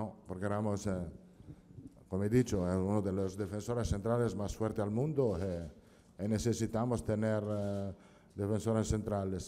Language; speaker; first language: Spanish; non-native, fluent; Italian